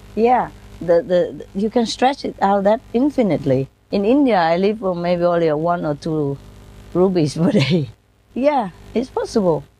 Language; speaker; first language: English; non-native, fluent; Vietnamese